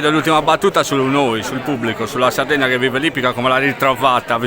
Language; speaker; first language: Italian; native; Italian